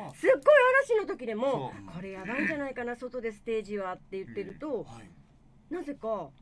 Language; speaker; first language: Japanese; native; Japanese